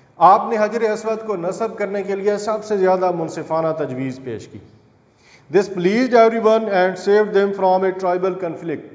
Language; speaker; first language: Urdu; non-native, local second language; Saraiki